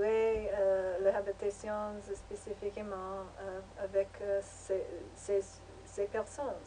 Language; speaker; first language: French; non-native, learner; English